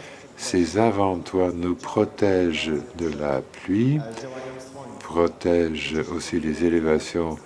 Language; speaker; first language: French; non-native, fluent; Polish